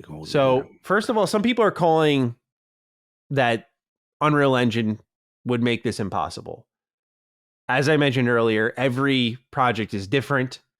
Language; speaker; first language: English; native; English